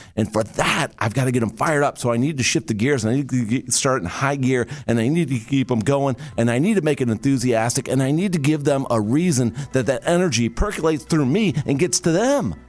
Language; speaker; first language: English; native; English